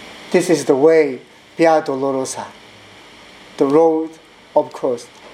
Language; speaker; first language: English; non-native, learner; Korean